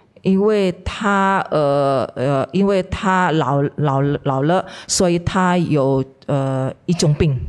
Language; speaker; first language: Chinese; non-native, fluent; Indonesian